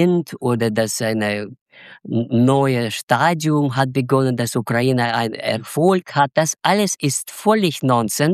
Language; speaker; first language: German; non-native, learner; Russian